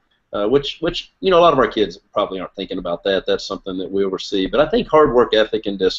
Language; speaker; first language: English; native; English